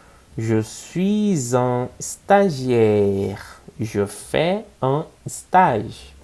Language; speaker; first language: French; non-native, fluent; Portuguese